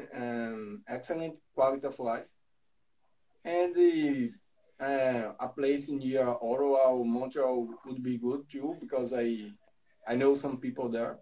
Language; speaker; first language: English; non-native, learner; Portuguese